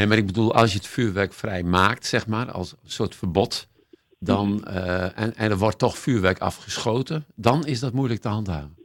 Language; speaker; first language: Dutch; native; Dutch